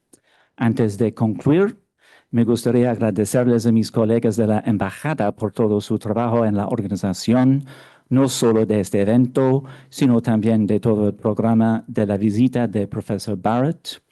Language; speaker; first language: Spanish; non-native, fluent; English